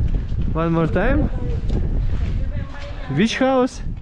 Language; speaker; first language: English; non-native, learner; Russian